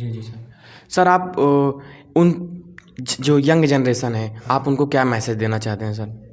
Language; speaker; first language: Hindi; native; Hindi